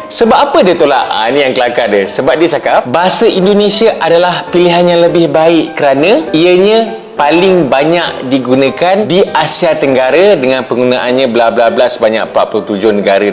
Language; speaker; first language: Malay; native; Malay